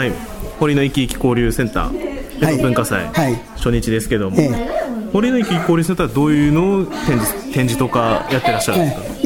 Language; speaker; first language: Japanese; native; Japanese